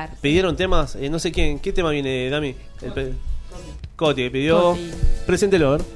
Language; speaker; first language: Spanish; native; Spanish